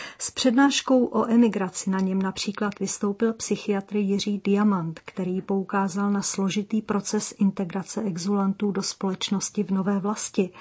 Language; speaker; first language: Czech; native; Czech